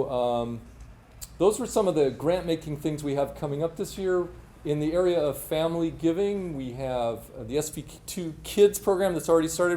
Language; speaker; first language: English; native; English